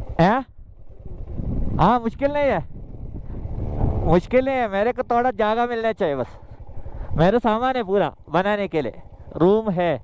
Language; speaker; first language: Hindi; non-native, learner; Malayalam